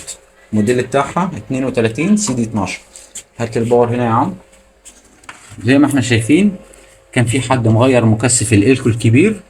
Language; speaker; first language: Arabic; native; Arabic